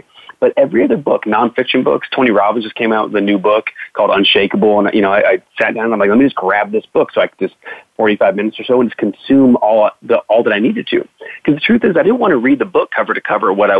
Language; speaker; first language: English; native; English